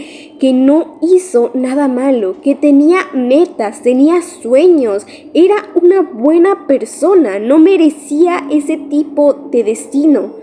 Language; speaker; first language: Spanish; native; Spanish